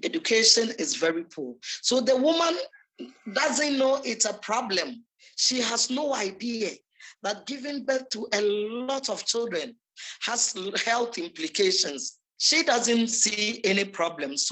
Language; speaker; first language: English; non-native, local second language; Akan